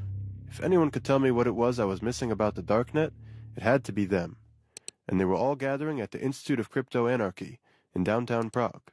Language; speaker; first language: English; non-native, fluent; Hebrew